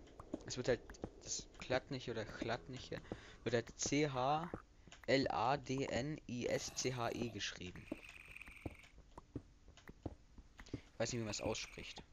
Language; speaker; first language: German; native; German